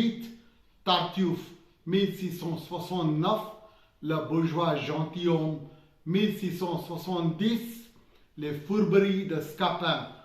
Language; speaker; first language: French; non-native, fluent; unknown